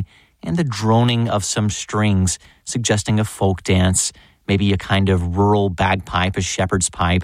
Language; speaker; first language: English; native; English